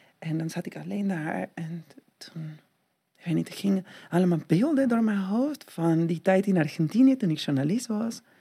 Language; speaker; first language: Dutch; non-native, fluent; Spanish